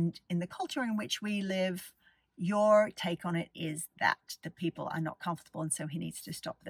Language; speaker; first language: English; native; English